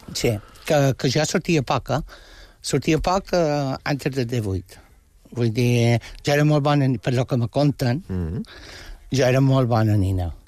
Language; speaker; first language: Catalan; non-native, local second language; Spanish